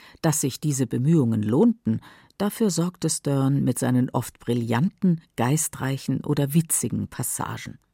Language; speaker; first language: German; native; German